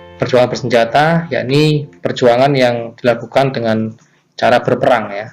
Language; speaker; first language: Indonesian; native; Indonesian